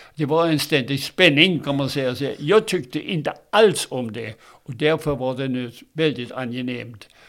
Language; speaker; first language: Swedish; non-native, fluent; German